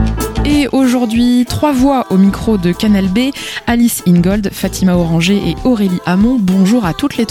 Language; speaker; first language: French; native; French